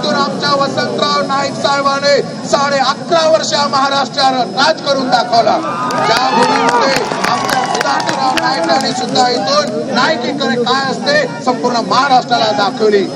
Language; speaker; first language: Marathi; non-native, local second language; Lambadi